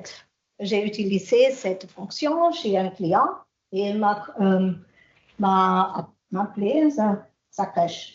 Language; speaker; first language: French; non-native, fluent; German